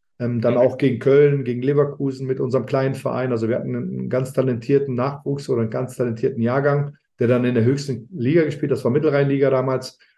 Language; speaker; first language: German; early bilingual, other home language; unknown